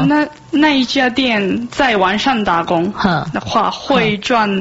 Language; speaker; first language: Chinese; non-native, learner; Japanese